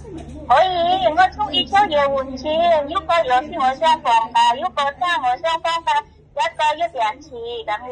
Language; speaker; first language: Cantonese; non-native, learner; Indonesian